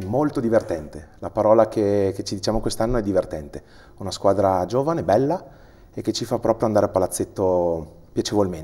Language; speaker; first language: Italian; native; Italian